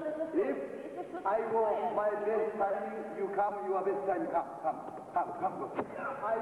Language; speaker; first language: English; non-native, learner; Japanese